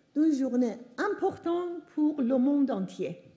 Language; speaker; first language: French; non-native, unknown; Persian